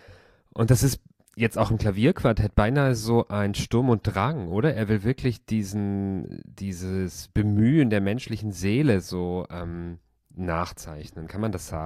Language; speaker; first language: German; native; German